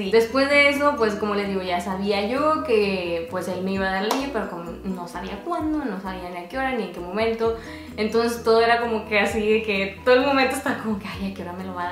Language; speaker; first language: Spanish; native; Spanish